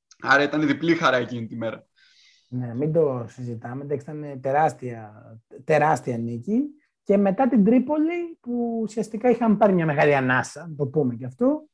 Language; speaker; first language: Greek; native; Greek